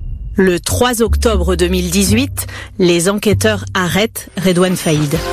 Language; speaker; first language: French; native; French